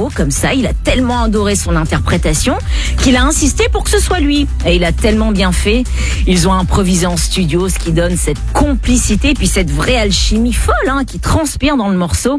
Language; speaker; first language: French; native; French